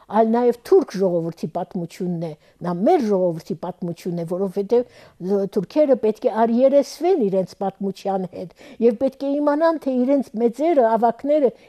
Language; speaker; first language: Armenian; early bilingual, heritage; Armenian